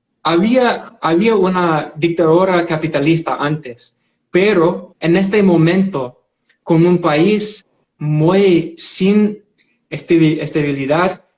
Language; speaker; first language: Spanish; non-native, fluent; English